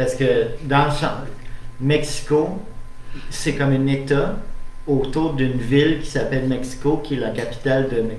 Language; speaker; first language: French; native; French